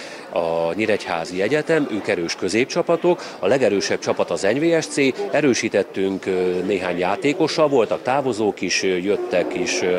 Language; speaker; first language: Hungarian; native; Hungarian